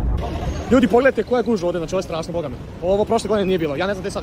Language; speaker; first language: Croatian; native; Croatian